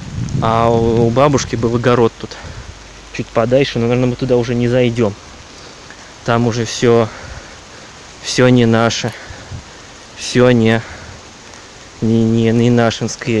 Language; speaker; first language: Russian; native; Russian